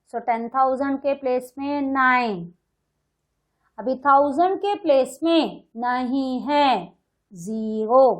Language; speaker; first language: Hindi; non-native, local second language; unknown